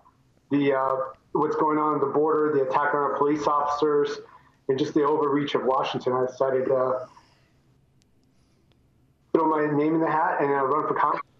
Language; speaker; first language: English; native; English